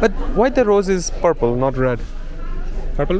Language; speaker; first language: English; non-native, local second language; Bangla